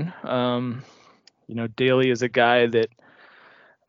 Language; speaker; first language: English; native; English